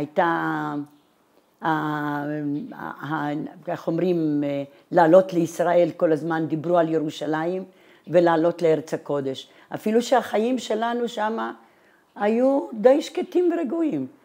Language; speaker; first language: Hebrew; non-native, fluent; Italian